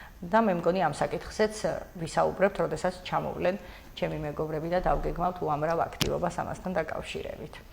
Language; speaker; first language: Georgian; native; Georgian